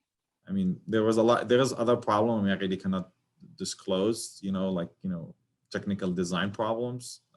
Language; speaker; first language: English; non-native, fluent; Arabic